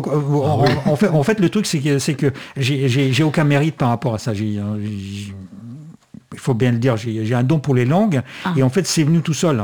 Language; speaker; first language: French; non-native, fluent; Russian